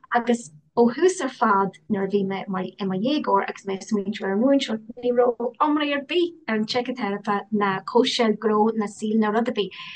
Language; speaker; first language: Irish; non-native, local second language; English